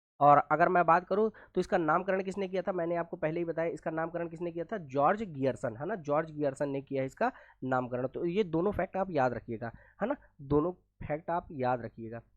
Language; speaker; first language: Hindi; native; Hindi